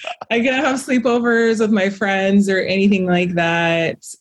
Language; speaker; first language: English; native; English